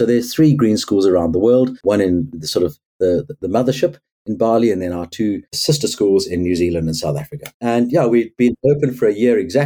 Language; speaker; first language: English; native; English